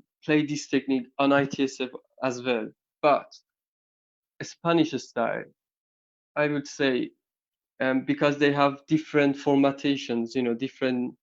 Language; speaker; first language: English; non-native, learner; Persian